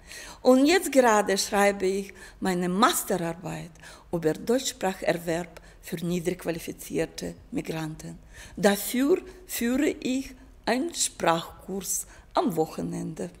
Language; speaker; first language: German; non-native, fluent; Russian